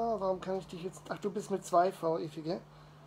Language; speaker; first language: German; native; German